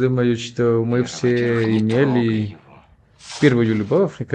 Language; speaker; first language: Russian; non-native, fluent; Spanish